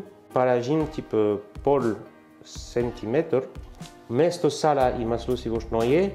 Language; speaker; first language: Russian; non-native, learner; French